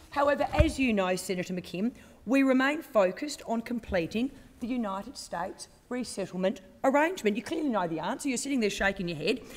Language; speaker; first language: English; native; English